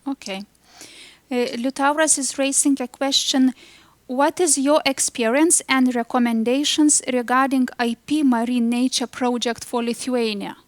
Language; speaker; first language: English; non-native, fluent; Lithuanian